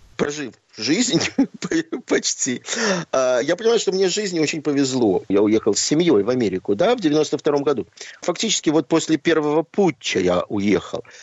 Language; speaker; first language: Russian; native; Russian